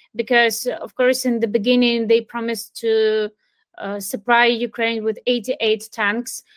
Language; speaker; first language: English; non-native, fluent; Ukrainian